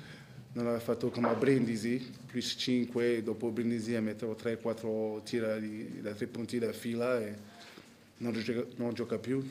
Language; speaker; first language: Italian; non-native, learner; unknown